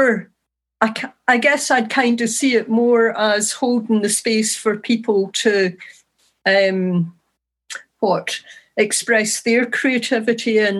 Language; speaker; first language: English; native; English